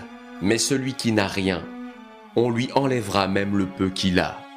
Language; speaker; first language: French; native; French